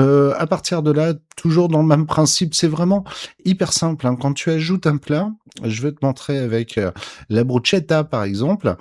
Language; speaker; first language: French; native; French